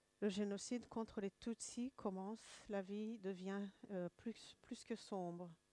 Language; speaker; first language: French; non-native, local second language; Kinyarwanda